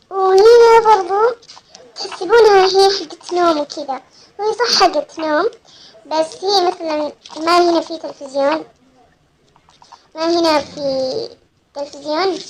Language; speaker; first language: Arabic; native; Arabic